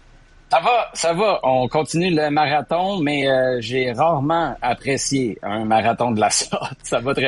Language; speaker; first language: French; native; French